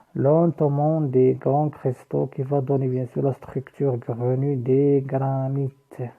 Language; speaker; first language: French; non-native, local second language; Arabic